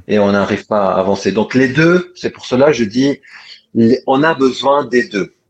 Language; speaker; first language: French; non-native, local second language; Arabic